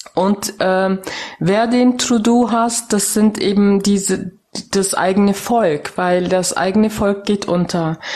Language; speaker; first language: German; native; German